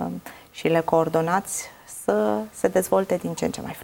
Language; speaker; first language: Romanian; native; Romanian